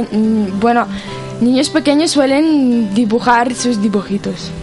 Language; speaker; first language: Spanish; non-native, learner; Ukrainian